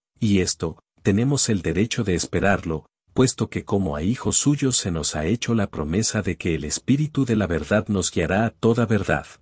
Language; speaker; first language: Spanish; native; Spanish